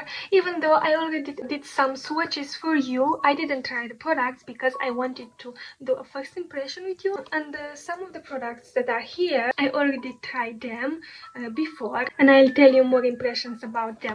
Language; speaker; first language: English; non-native, fluent; Romanian